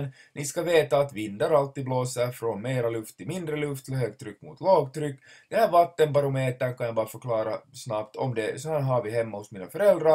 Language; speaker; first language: Swedish; native; Swedish